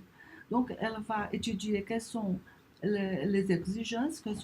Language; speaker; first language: French; non-native, learner; Portuguese